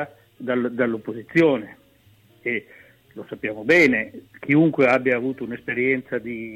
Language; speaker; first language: Italian; native; Italian